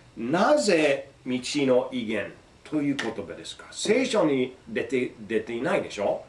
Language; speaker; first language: Japanese; non-native, fluent; English